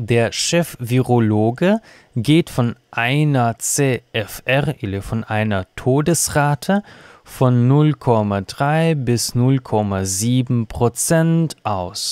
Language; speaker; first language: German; non-native, fluent; Russian